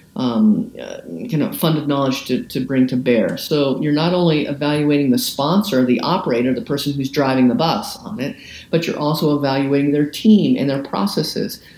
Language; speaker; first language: English; native; English